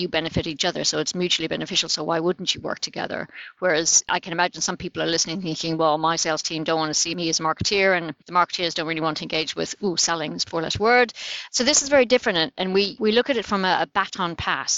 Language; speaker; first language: English; native; English